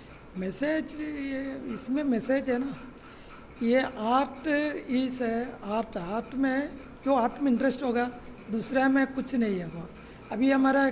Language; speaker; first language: Hindi; non-native, learner; Malayalam